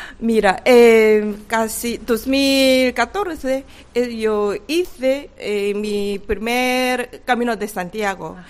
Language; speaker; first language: Spanish; non-native, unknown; Korean